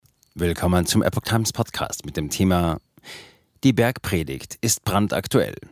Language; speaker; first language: German; native; German